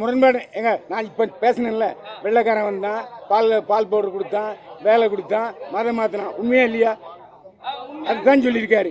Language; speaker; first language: Tamil; native; Tamil